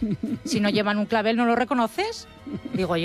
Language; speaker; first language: Spanish; native; Spanish